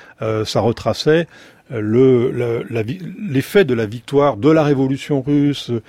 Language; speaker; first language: French; native; French